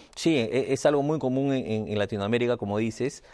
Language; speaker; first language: Spanish; native; Spanish